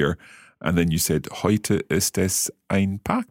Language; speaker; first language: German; non-native, fluent; English